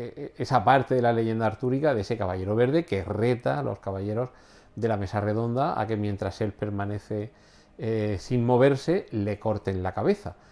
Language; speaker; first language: Spanish; native; Spanish